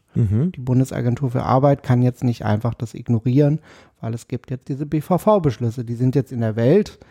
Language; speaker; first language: German; native; German